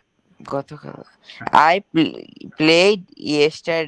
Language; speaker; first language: English; non-native, learner; Bangla